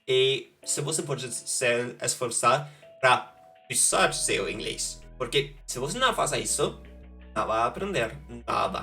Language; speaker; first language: Portuguese; non-native, fluent; Norwegian